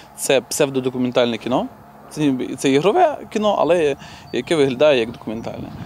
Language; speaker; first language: Ukrainian; native; Ukrainian